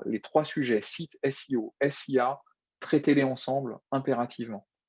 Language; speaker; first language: French; native; French